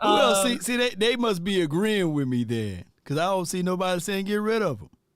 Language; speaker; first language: English; native; English